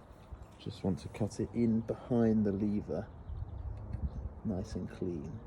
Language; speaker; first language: English; native; English